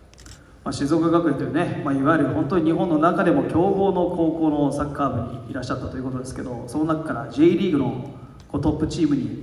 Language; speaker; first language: Japanese; native; Japanese